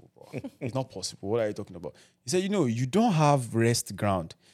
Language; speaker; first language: English; non-native, local second language; Yoruba